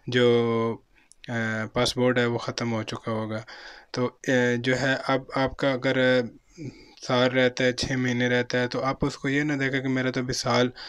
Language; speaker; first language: Urdu; non-native, local second language; Punjabi